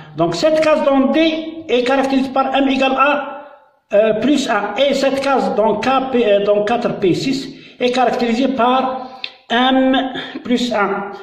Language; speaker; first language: French; non-native, local second language; Arabic